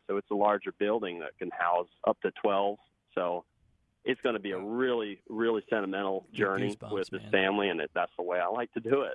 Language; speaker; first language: English; native; English